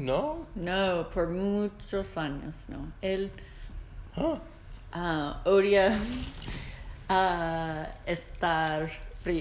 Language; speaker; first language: Spanish; non-native, learner; English